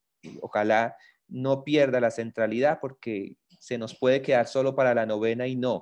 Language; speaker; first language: Spanish; native; Spanish